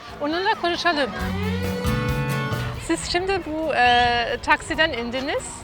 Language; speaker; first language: Turkish; non-native, fluent; German